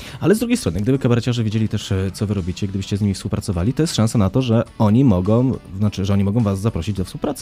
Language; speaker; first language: Polish; native; Polish